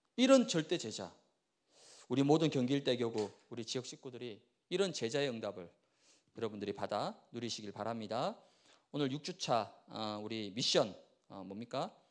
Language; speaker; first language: Korean; native; Korean